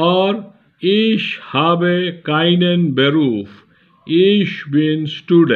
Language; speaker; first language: German; non-native, learner; Bangla